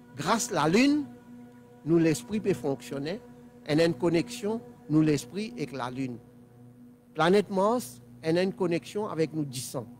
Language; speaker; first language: French; non-native, learner; Telugu